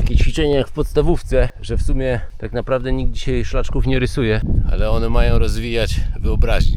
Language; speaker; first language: Polish; native; Polish